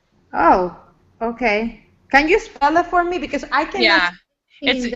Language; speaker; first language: English; non-native, learner; Spanish